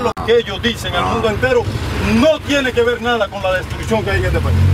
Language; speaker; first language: Spanish; native; Spanish